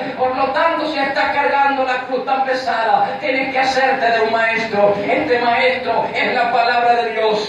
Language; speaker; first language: Spanish; native; Spanish